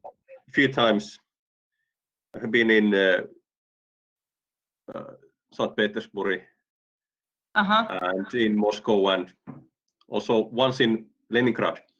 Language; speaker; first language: English; non-native, fluent; Finnish